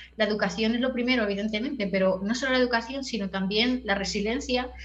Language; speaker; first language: Spanish; native; Spanish